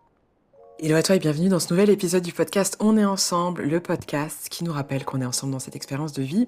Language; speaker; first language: French; native; French